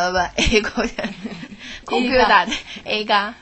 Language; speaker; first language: Japanese; non-native, learner; Chinese